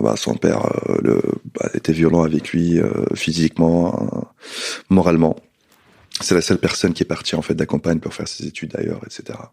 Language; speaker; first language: French; non-native, local second language; Arabic